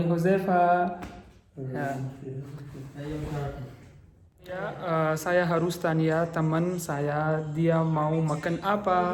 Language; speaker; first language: Indonesian; non-native, learner; Pashto